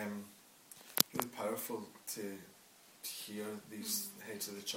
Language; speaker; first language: English; native; English